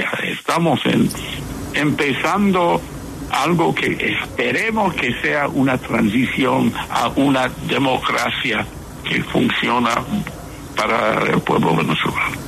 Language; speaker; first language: Spanish; non-native, fluent; English